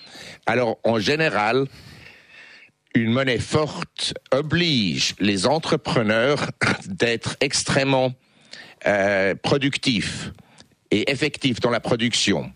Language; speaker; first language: French; non-native, local second language; Swiss German